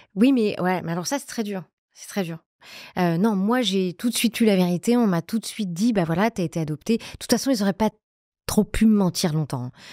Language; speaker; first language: French; native; French